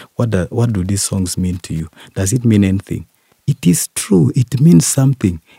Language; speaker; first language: English; non-native, local second language; Kalenjin